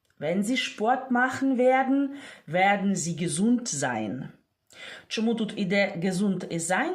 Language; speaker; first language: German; non-native, fluent; Ukrainian